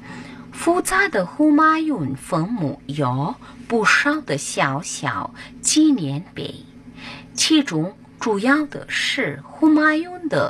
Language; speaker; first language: Chinese; non-native, fluent; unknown